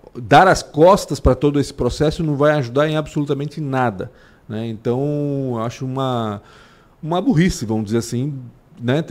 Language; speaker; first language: Portuguese; early bilingual, other home language; Spanish